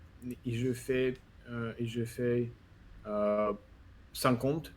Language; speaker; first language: French; non-native, learner; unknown